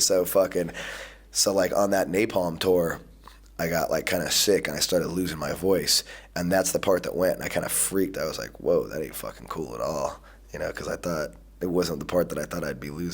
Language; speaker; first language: English; native; English